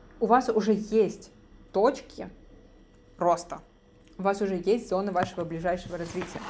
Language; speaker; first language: Russian; native; Russian